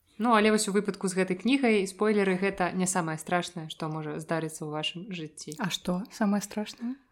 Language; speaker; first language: Belarusian; native; Belarusian